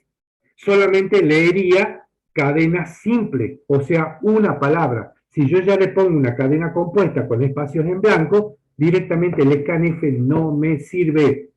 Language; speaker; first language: Spanish; native; Spanish